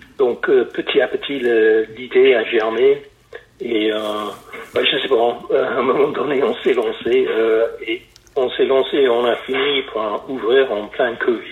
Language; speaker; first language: French; non-native, fluent; English